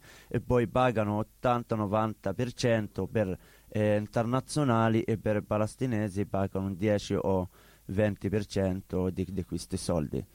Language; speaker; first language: Italian; non-native, learner; Arabic